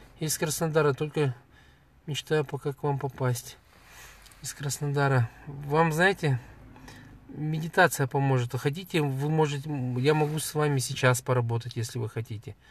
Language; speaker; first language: Russian; native; Russian